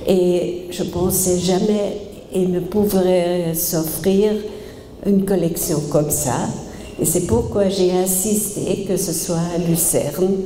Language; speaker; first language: French; non-native, fluent; German